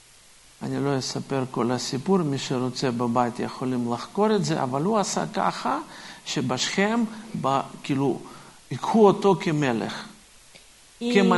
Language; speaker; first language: Hebrew; non-native, fluent; Russian